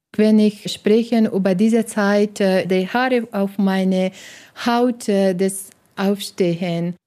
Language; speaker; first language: German; non-native, learner; Persian